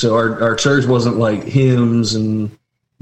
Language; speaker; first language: English; native; English